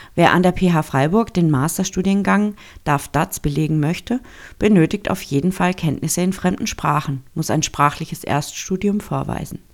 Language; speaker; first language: German; native; German